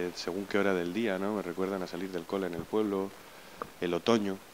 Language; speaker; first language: Spanish; native; Spanish